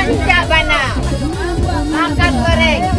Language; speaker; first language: Indonesian; non-native, local second language; Minangkabau